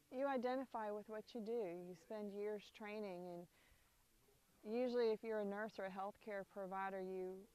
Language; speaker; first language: English; native; English